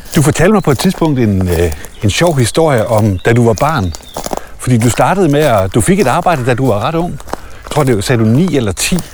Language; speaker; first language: Danish; native; Danish